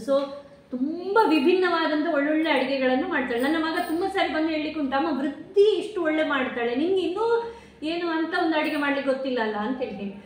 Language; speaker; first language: Kannada; non-native, local second language; Konkani